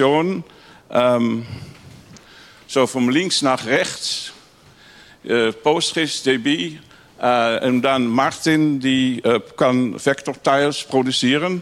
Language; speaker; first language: German; non-native, learner; Dutch